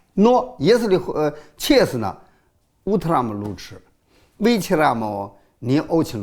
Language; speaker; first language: Russian; non-native, learner; Chinese